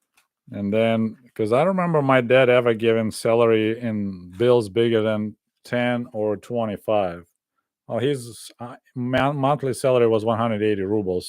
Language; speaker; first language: English; non-native, fluent; Russian